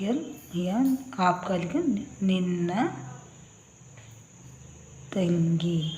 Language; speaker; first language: Hindi; non-native, local second language; Kannada